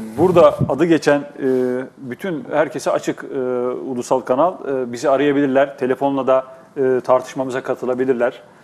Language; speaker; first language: Turkish; native; Turkish